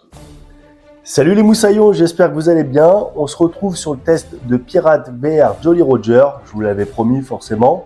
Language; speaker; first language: French; native; French